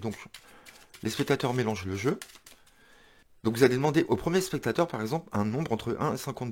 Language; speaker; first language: French; native; French